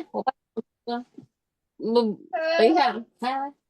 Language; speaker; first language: Chinese; non-native, learner; Indonesian